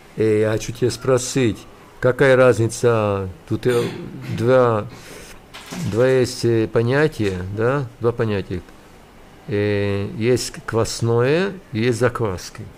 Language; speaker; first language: Russian; early bilingual, heritage; Russian